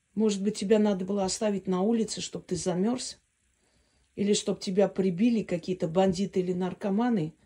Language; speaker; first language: Russian; non-native, local second language; Armenian